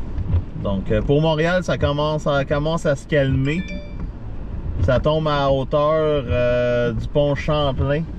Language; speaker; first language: French; native; French